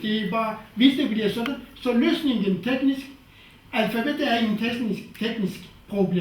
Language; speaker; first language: Danish; non-native, fluent; Kurdish